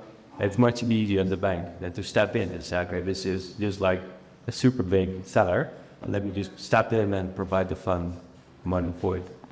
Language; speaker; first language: English; non-native, fluent; Dutch